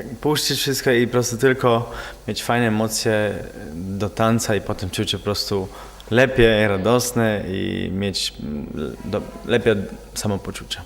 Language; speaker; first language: Polish; non-native, fluent; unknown